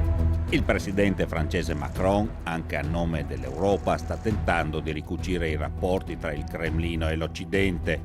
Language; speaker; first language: Italian; native; Italian